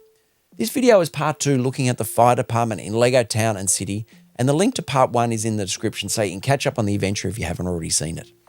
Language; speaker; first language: English; native; English